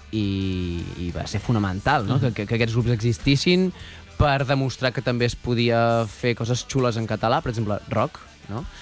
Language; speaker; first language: Catalan; native; Catalan